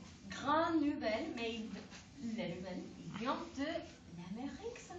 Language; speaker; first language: French; non-native, learner; Spanish